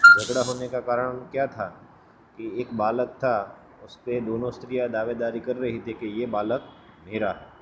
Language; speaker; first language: Hindi; non-native, local second language; Gujarati